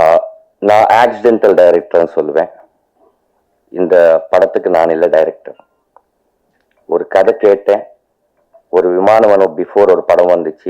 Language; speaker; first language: Tamil; non-native, learner; Telugu